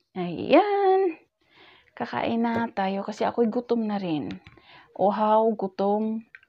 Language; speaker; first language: Filipino; non-native, local second language; Cebuano